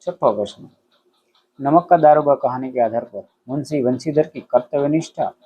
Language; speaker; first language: Hindi; non-native, local second language; Gujarati